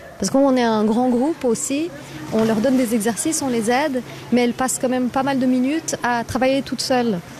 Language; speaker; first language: French; non-native, fluent; Portuguese